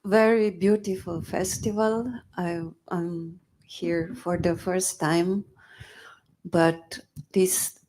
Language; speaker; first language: English; non-native, fluent; Slovenian